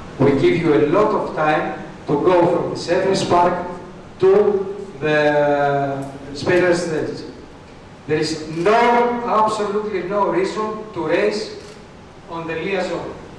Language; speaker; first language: English; non-native, fluent; Greek